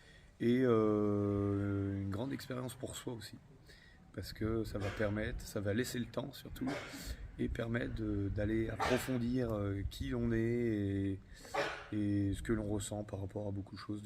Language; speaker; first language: French; native; French